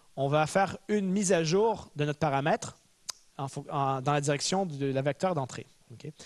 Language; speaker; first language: French; native; French